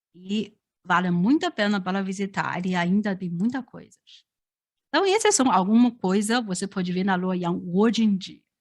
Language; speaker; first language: Portuguese; non-native, fluent; Chinese